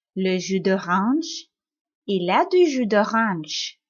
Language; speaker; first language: French; non-native, fluent; Ukrainian